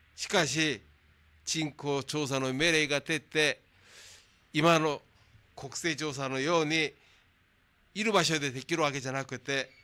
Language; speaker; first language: Japanese; non-native, fluent; Korean